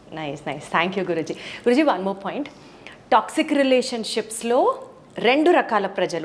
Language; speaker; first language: Telugu; native; Telugu